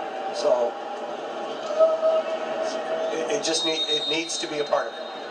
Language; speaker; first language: English; native; English